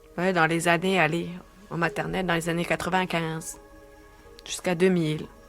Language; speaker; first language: French; native; French